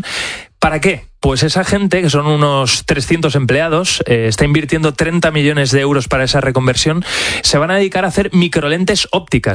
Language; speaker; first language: Spanish; native; Spanish